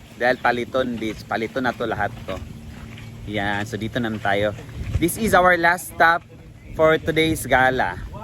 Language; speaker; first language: Filipino; non-native, local second language; Cebuano